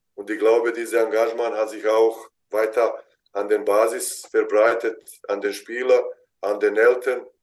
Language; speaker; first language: German; non-native, fluent; Bosnian